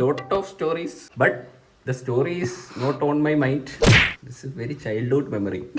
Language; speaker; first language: English; non-native, learner; Malayalam